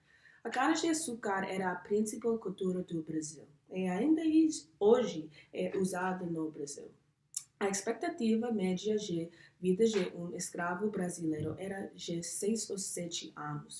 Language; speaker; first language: Portuguese; non-native, learner; English